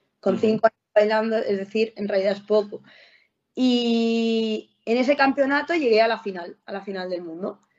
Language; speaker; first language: Spanish; native; Spanish